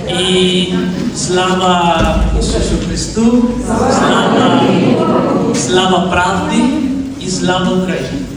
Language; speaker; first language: Ukrainian; non-native, learner; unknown